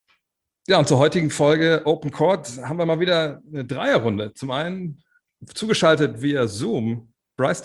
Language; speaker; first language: German; native; German